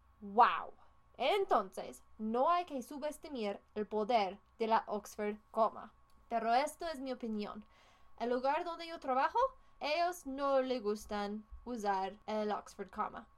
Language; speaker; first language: Spanish; non-native, fluent; English